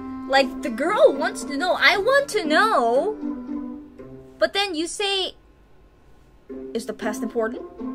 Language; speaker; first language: English; non-native, fluent; Korean